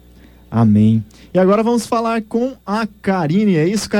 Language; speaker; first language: Portuguese; native; Portuguese